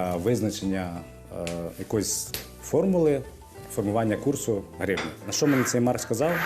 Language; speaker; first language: Ukrainian; native; Ukrainian